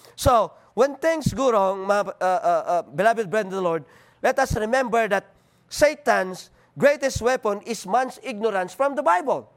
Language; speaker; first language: English; non-native, local second language; Filipino